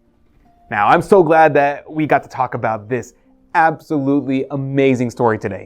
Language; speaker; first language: English; native; English